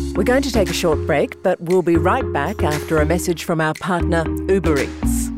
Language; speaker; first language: English; native; English